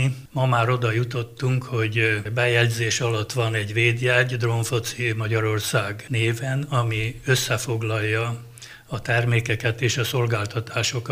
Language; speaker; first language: Hungarian; native; Hungarian